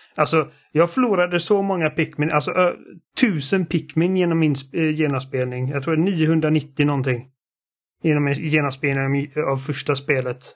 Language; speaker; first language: Swedish; early bilingual, other home language; German